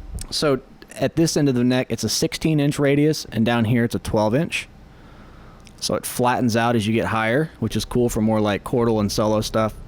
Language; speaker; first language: English; native; English